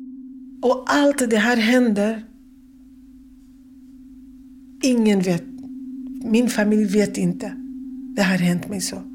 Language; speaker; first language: Swedish; non-native, fluent; Kurdish